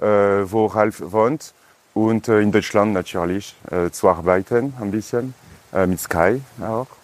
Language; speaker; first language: German; non-native, learner; French